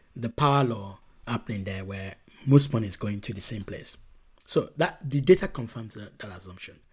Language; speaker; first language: English; non-native, local second language; Yoruba